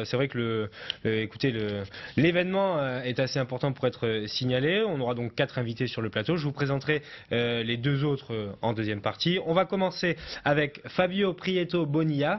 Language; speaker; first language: French; native; French